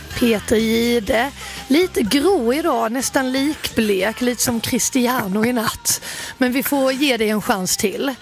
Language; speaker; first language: Swedish; native; Swedish